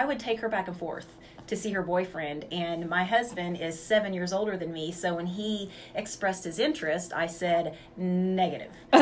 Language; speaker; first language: English; native; English